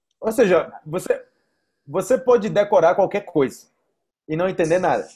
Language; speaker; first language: Portuguese; native; Portuguese